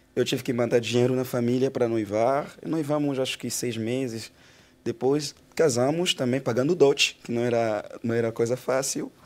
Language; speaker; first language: Portuguese; non-native, fluent; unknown